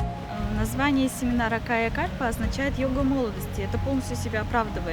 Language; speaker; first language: Russian; native; Russian